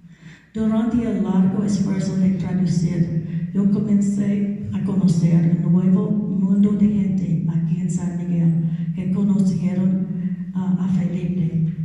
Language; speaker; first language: Spanish; non-native, learner; English